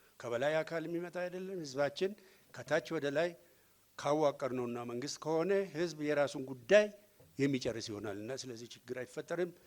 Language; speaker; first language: Amharic; non-native, local second language; Oromo